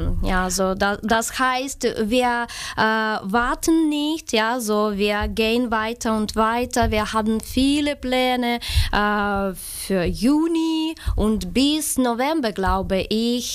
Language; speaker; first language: German; non-native, learner; Ukrainian